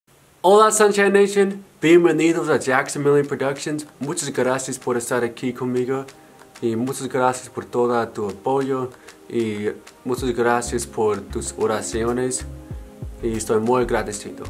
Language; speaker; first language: Spanish; non-native, learner; English